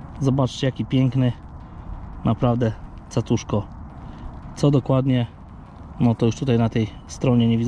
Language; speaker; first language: Polish; native; Polish